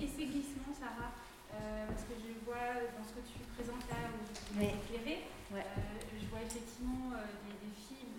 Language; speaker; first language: French; native; French